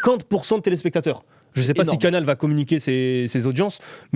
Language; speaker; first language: French; native; French